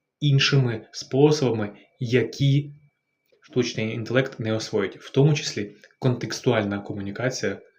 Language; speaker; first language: Ukrainian; native; Ukrainian